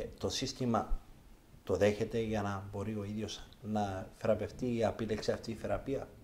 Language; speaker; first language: Greek; early bilingual, heritage; Greek